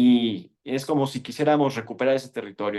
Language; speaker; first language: Spanish; native; Spanish